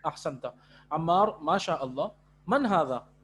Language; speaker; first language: Arabic; non-native, fluent; Urdu